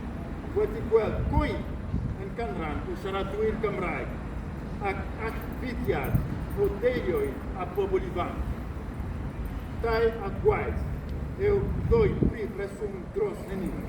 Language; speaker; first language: Welsh; non-native, fluent; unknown